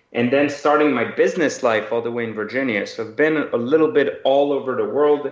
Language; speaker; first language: English; early bilingual, other home language; Persian